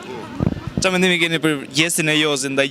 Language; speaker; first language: Albanian; native; Albanian